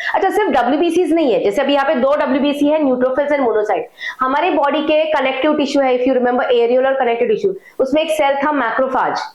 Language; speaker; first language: Hindi; non-native, local second language; Marathi